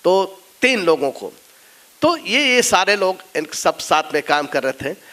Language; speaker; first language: Hindi; non-native, local second language; Marathi